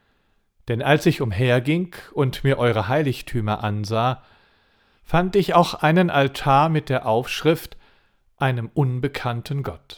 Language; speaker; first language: German; native; German